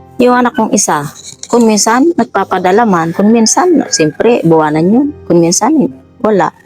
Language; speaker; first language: Filipino; non-native, local second language; Bikol